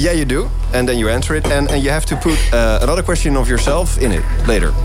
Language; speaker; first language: English; non-native, fluent; Dutch